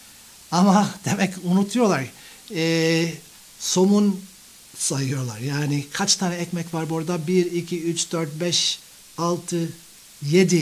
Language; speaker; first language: Turkish; non-native, fluent; English